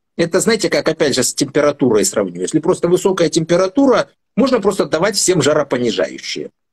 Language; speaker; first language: Russian; native; Russian